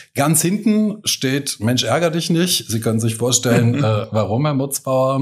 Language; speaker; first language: German; native; German